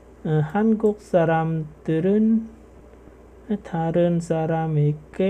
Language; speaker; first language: Korean; non-native, fluent; Khmer